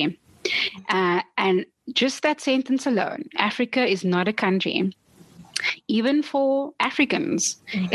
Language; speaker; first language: English; non-native, local second language; Afrikaans